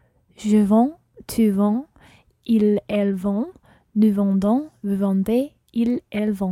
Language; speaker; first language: French; non-native, learner; English